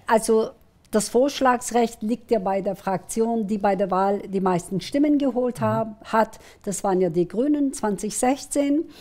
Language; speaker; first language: German; early bilingual, other home language; Kurdish